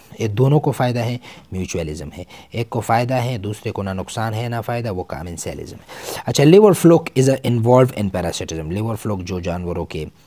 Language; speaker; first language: Urdu; non-native, local second language; Pashto